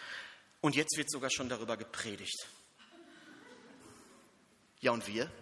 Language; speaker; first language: German; native; German